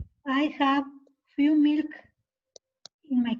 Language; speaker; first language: English; non-native, learner; Spanish